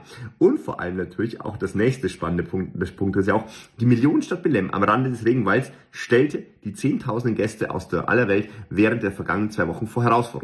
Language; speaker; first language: German; native; German